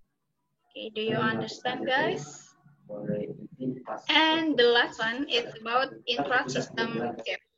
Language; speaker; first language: English; non-native, local second language; Indonesian